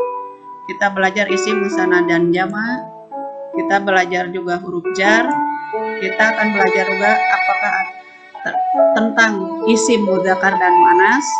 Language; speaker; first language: Indonesian; native; Indonesian